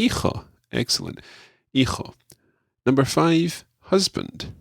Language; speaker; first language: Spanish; non-native, fluent; English